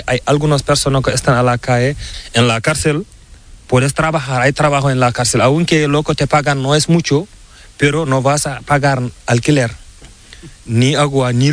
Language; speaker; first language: Spanish; non-native, learner; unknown